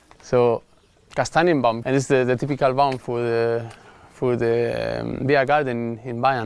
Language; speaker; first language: German; non-native, learner; Spanish